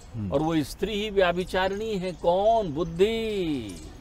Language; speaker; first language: Hindi; native; Hindi